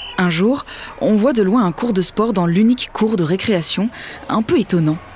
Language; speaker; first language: French; native; French